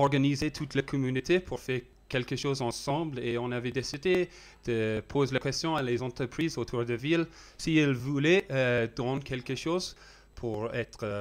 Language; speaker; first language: French; non-native, learner; English